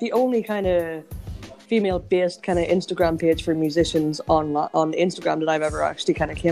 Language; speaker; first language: English; native; English